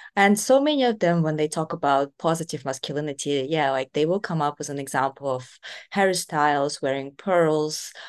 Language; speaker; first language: English; non-native, fluent; Kazakh